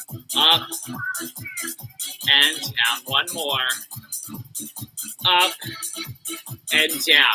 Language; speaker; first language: English; native; English